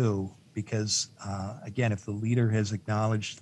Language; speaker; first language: English; native; English